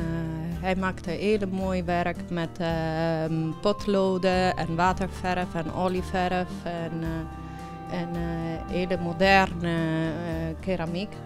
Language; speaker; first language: Dutch; early bilingual, heritage; Italian